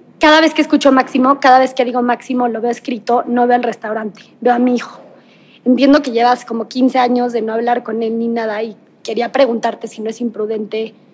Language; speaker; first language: Spanish; native; Spanish